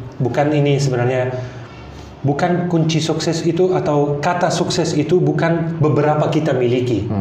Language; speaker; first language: Indonesian; non-native, fluent; Arabic